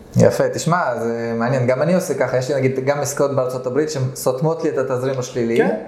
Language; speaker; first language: Hebrew; early bilingual, other home language; Russian